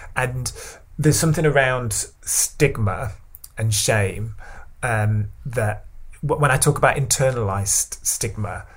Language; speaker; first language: English; native; English